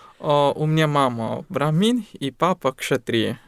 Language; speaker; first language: Russian; non-native, fluent; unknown